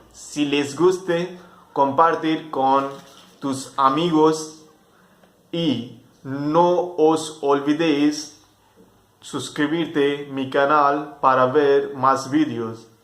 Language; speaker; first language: Spanish; non-native, fluent; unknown